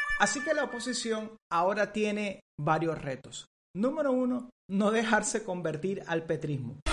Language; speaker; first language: Spanish; native; Spanish